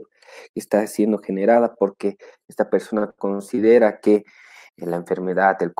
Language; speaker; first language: Spanish; native; Spanish